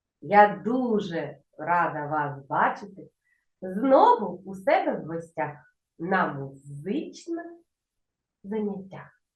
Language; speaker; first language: Ukrainian; native; Ukrainian